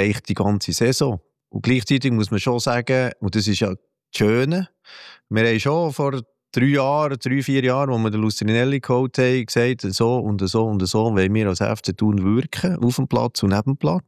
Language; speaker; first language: German; native; German